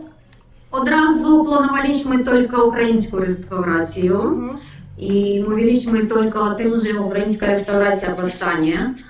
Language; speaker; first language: Polish; non-native, learner; Ukrainian